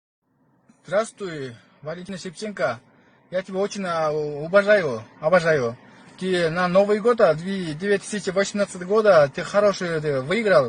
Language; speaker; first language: Russian; non-native, learner; Kyrgyz